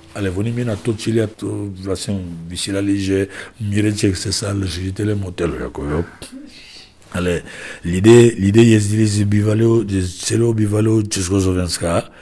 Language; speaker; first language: Czech; non-native, fluent; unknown